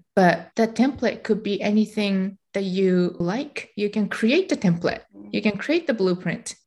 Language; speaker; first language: English; non-native, fluent; Japanese